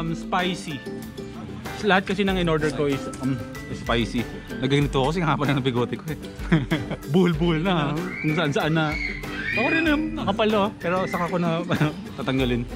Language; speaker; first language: Filipino; non-native, local second language; Aklanon